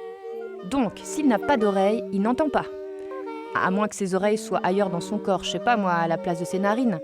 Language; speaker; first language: French; native; French